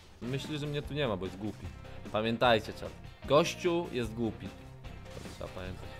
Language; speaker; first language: Polish; native; Polish